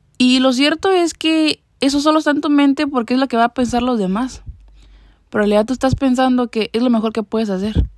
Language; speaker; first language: Spanish; native; Spanish